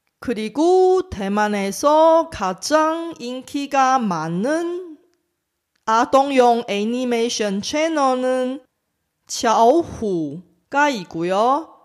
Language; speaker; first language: Korean; non-native, fluent; Chinese